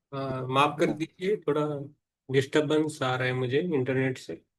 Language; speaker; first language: Hindi; native; Hindi